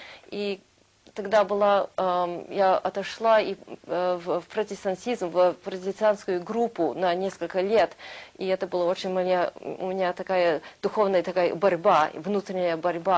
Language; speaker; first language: Russian; early bilingual, heritage; Russian